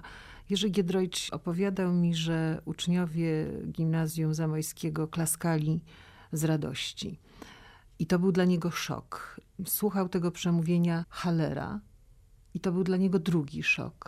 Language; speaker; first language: Polish; native; Polish